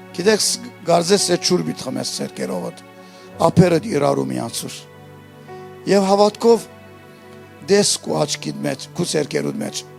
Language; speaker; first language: Armenian; early bilingual, heritage; Armenian